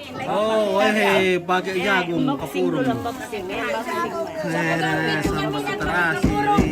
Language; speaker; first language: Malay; non-native, local second language; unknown